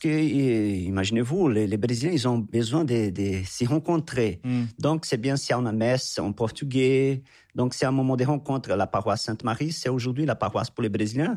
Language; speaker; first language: French; non-native, fluent; Portuguese